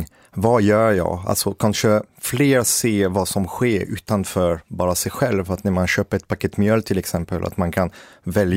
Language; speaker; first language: Swedish; native; Swedish